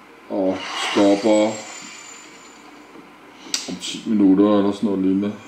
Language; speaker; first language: Danish; native; Danish